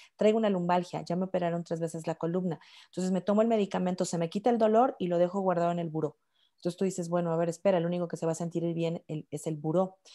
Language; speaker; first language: Spanish; native; Spanish